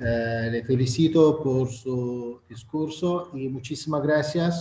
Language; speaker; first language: Spanish; non-native, learner; Azerbaijani